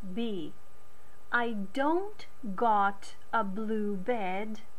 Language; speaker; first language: English; non-native, fluent; Macedonian